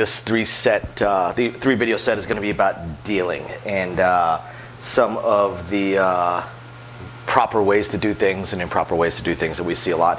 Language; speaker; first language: English; native; English